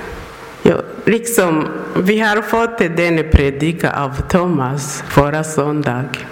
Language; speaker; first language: Swedish; non-native, learner; Persian